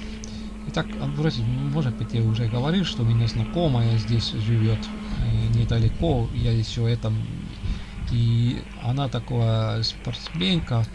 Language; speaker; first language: Russian; non-native, local second language; Estonian